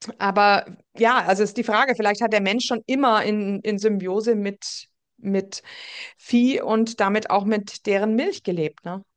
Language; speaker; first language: German; native; German